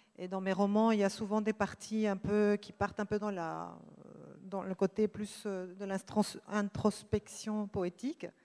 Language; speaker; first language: French; non-native, fluent; Spanish